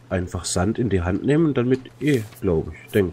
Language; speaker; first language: German; native; German